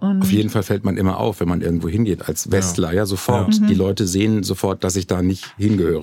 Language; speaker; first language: German; native; German